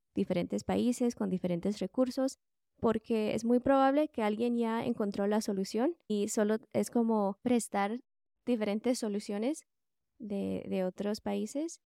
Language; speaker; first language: Spanish; early bilingual, heritage; Spanish